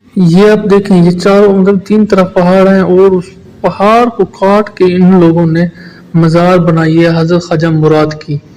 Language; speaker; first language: Urdu; native; Urdu